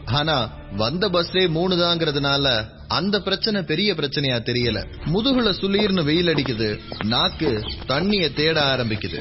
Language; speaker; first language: Tamil; native; Tamil